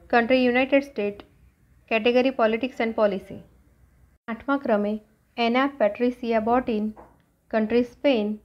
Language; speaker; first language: Hindi; non-native, local second language; Gujarati